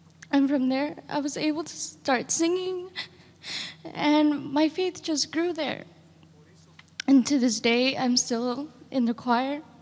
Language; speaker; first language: English; native; English